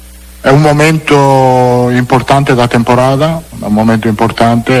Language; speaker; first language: Portuguese; non-native, learner; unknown